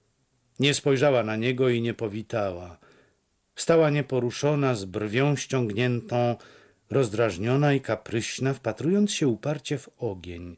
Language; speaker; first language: Polish; native; Polish